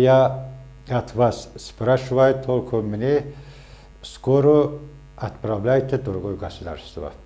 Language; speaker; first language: Russian; non-native, local second language; Azerbaijani